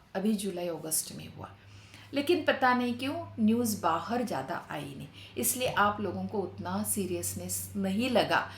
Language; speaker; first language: Hindi; non-native, local second language; Marathi